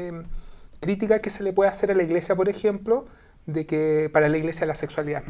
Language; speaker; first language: Spanish; native; Spanish